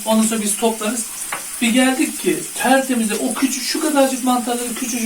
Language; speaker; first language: Turkish; native; Turkish